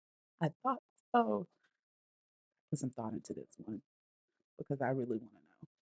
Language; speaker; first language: English; native; English